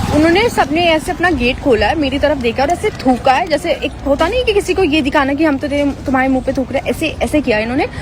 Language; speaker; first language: Hindi; native; Hindi